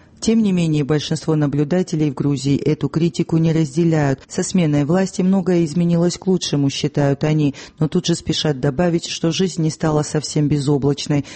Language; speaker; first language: Russian; non-native, local second language; Georgian